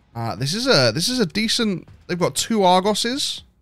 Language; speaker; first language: English; native; English